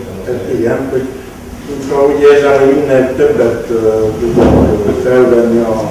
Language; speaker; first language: Hungarian; non-native, local second language; Romanian